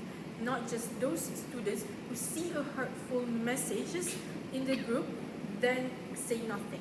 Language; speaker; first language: English; non-native, local second language; Malay